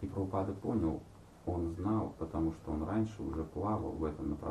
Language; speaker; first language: Russian; native; Russian